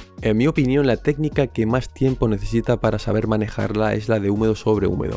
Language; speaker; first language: Spanish; native; Spanish